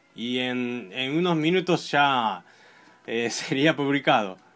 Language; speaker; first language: Spanish; non-native, learner; Japanese